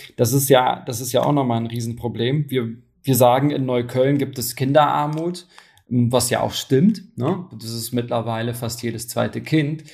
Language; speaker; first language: German; early bilingual, other home language; Turkish